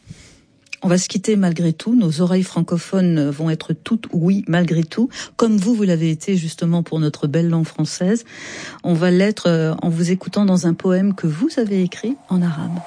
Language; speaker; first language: French; native; French